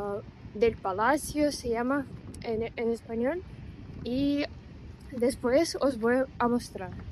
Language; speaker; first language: Spanish; non-native, fluent; Russian